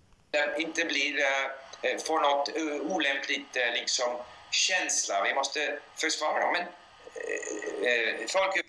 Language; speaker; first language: Swedish; non-native, fluent; English